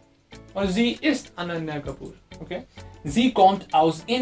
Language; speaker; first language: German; non-native, fluent; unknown